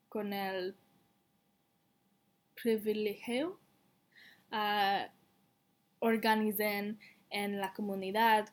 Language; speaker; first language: Spanish; non-native, learner; English